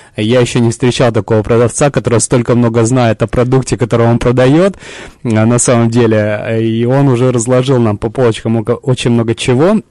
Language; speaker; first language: Russian; early bilingual, heritage; Russian